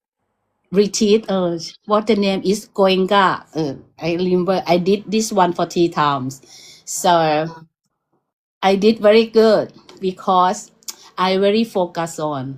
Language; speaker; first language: English; non-native, learner; Thai